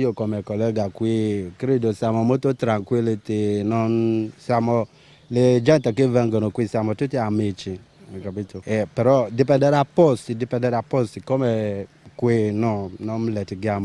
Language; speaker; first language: Italian; non-native, learner; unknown